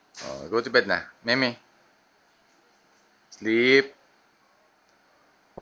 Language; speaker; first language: English; non-native, local second language; Filipino